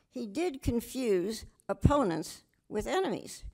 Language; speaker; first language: English; native; English